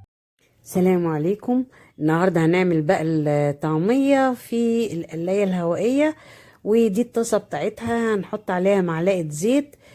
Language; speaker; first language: Arabic; native; Arabic